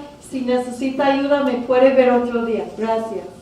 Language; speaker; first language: Spanish; early bilingual, heritage; Spanish